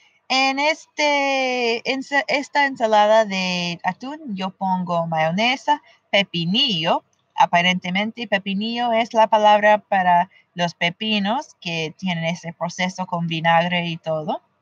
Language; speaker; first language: Spanish; non-native, fluent; English